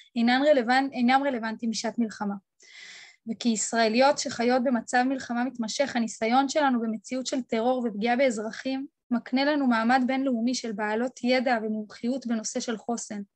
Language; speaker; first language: Hebrew; non-native, fluent; Russian